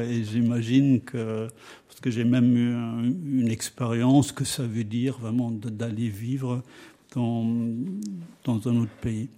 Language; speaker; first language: French; native; French